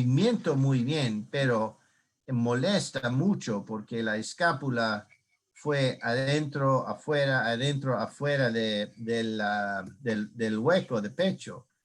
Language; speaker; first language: Spanish; non-native, learner; English